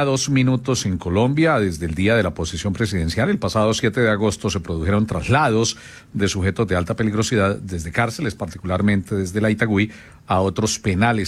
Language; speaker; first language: Spanish; native; Spanish